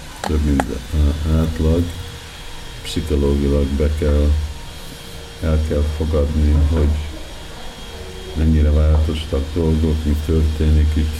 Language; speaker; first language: Hungarian; early bilingual, heritage; Hungarian